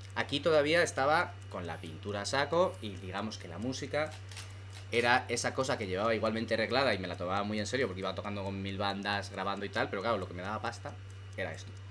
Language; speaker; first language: Spanish; native; Spanish